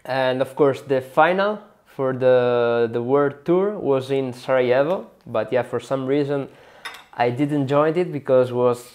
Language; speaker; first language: English; non-native, learner; Italian